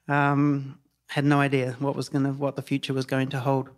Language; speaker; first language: English; native; English